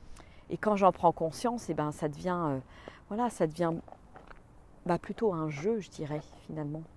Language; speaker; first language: French; native; French